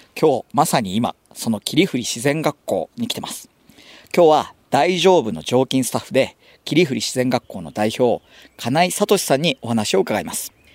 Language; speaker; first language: Japanese; native; Japanese